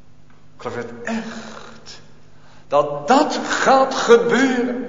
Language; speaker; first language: Dutch; native; Dutch